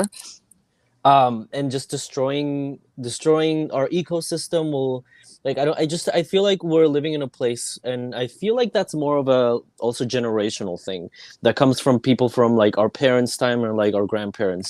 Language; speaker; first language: English; non-native, fluent; Spanish